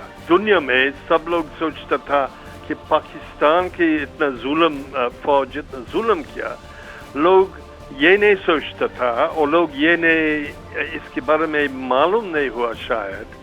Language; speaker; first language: Hindi; non-native, learner; Bangla